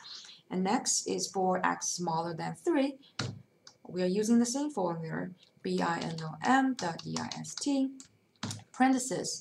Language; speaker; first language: English; non-native, fluent; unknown